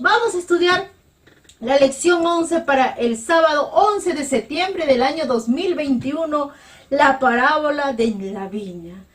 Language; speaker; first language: Spanish; native; Spanish